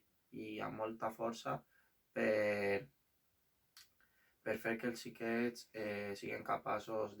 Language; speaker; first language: Catalan; non-native, local second language; Spanish